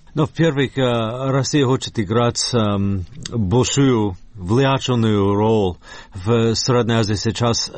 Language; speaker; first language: Russian; non-native, fluent; English